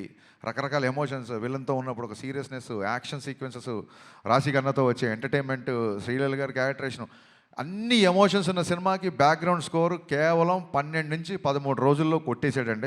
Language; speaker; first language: Telugu; native; Telugu